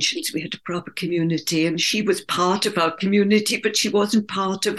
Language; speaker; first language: English; native; English